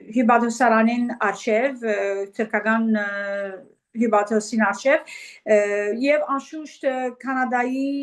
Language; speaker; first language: Armenian; early bilingual, heritage; Armenian